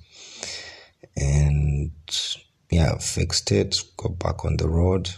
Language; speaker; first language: English; non-native, local second language; Ganda